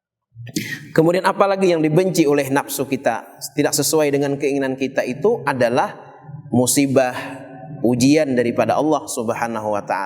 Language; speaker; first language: Indonesian; non-native, local second language; Banjar